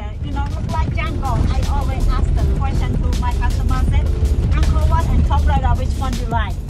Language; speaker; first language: English; non-native, learner; Khmer